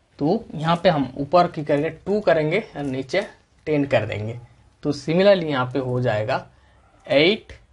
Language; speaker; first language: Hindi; non-native, local second language; Bangla